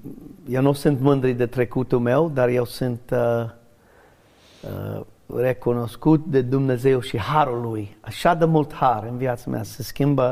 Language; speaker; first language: Romanian; non-native, learner; English